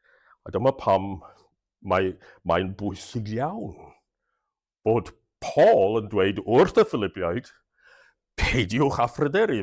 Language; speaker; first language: Welsh; non-native, fluent; English